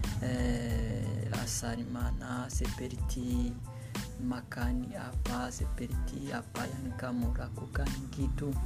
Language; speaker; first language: Indonesian; non-native, learner; Kinyarwanda